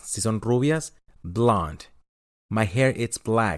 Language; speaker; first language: English; non-native, fluent; Spanish